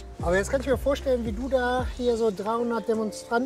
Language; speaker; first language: German; native; German